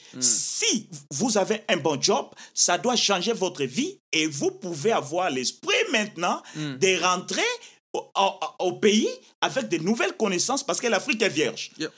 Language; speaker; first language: French; non-native, local second language; Lingala